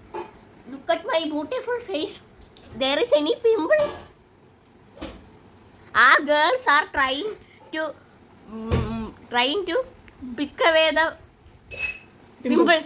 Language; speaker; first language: English; non-native, learner; Malayalam